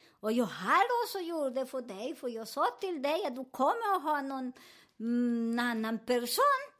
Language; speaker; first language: Swedish; non-native, learner; Spanish